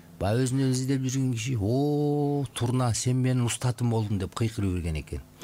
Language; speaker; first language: Kyrgyz; native; Kyrgyz